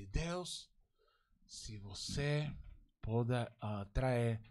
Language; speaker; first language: Portuguese; non-native, learner; Spanish